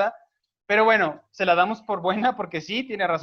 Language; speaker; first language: Spanish; native; Spanish